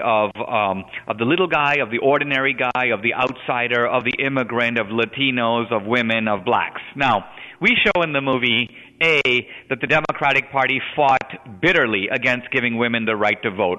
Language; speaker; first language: English; non-native, local second language; Hindi